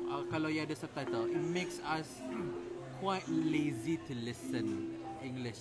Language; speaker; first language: English; non-native, local second language; Malay